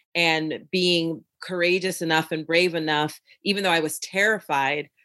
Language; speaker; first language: English; native; English